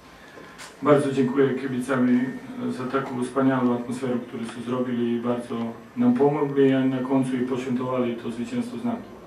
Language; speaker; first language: Polish; non-native, learner; Serbian